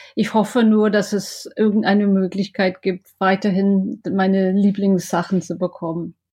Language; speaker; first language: German; non-native, fluent; English